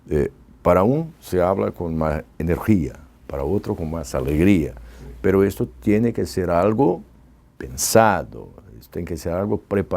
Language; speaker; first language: Spanish; non-native, fluent; Portuguese